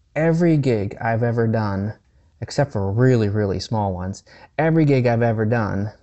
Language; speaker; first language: English; native; English